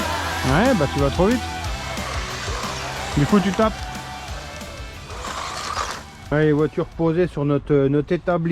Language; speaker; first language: French; native; French